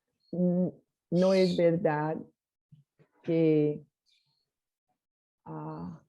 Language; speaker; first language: Spanish; non-native, learner; Portuguese